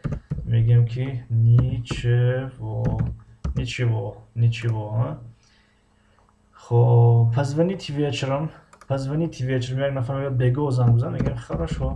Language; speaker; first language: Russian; non-native, fluent; Tajik